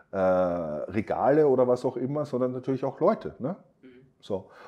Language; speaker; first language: German; native; German